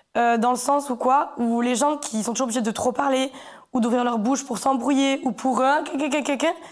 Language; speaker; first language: French; native; French